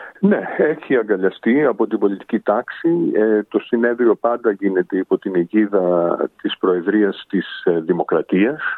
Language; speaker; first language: Greek; early bilingual, heritage; Greek